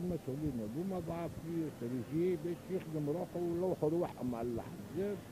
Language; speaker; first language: Arabic; native; Arabic